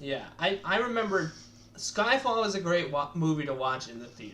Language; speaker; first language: English; native; English